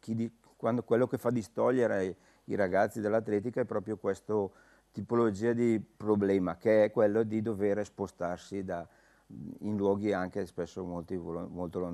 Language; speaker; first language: Italian; native; Italian